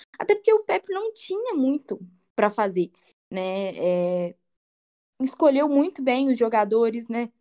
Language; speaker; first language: Portuguese; native; Portuguese